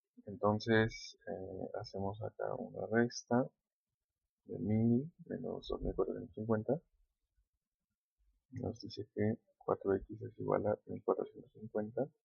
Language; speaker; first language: Spanish; native; Spanish